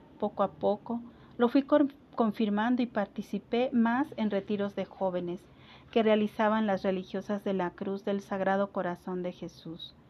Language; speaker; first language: Spanish; non-native, local second language; Kʼicheʼ